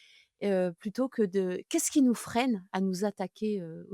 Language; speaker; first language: French; native; French